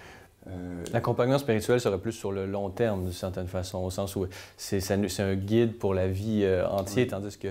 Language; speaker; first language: French; native; French